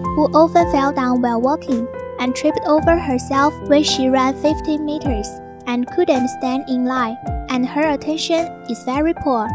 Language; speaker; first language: English; non-native, learner; Chinese